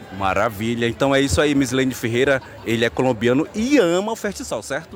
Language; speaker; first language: Portuguese; native; Portuguese